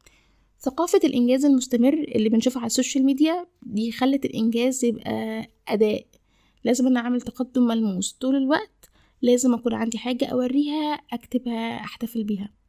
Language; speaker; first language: Arabic; native; Arabic